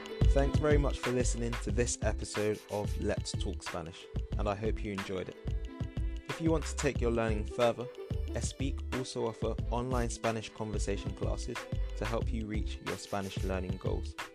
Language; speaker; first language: English; native; English